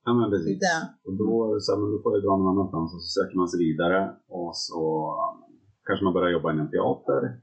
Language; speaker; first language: Swedish; native; Swedish